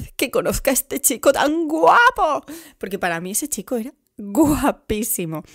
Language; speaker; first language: Spanish; native; Spanish